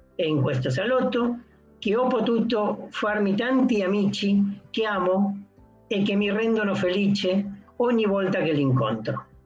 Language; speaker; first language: Italian; non-native, fluent; Spanish